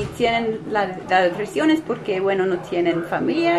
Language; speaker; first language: Spanish; non-native, fluent; English